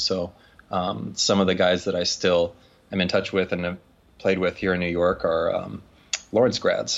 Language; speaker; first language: English; native; English